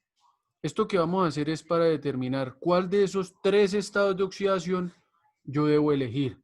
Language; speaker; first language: Spanish; native; Spanish